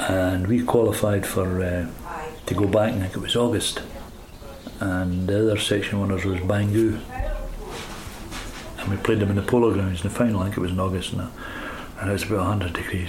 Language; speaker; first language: English; native; English